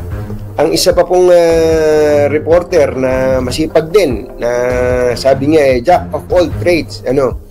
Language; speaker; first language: Filipino; native; Filipino